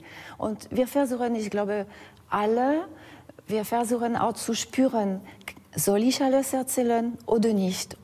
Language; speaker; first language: German; non-native, fluent; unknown